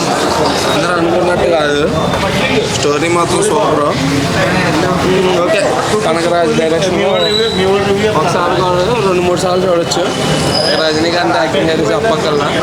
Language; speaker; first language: Telugu; native; Telugu